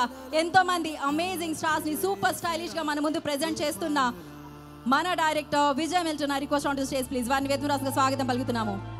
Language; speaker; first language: Telugu; native; Telugu